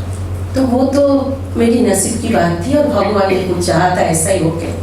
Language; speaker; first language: Hindi; non-native, local second language; Bangla